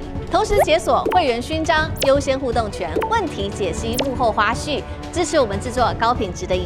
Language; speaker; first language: Chinese; native; Chinese